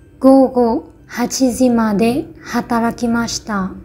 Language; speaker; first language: Japanese; non-native, fluent; Vietnamese